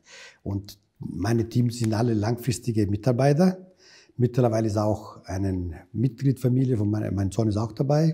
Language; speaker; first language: German; non-native, fluent; Italian